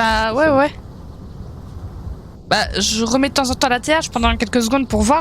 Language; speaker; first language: French; native; French